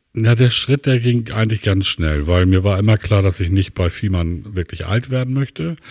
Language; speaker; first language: German; native; German